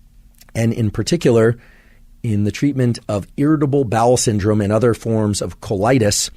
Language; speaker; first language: English; native; English